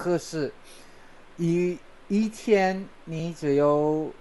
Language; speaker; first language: Chinese; non-native, learner; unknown